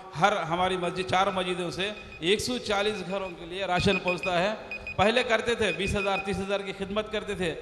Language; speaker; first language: Hindi; non-native, local second language; Urdu